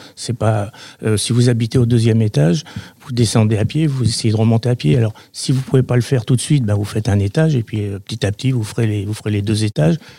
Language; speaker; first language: French; native; French